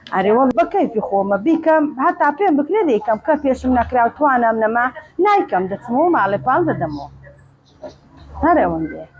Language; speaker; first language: Central Kurdish; native; Central Kurdish